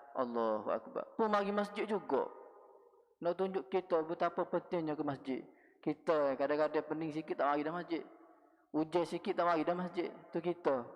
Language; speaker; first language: Malay; native; Malay